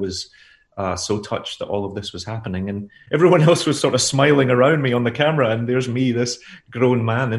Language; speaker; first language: English; native; English